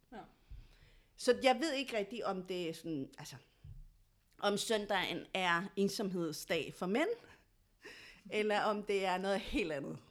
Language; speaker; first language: Danish; early bilingual, other home language; Spanish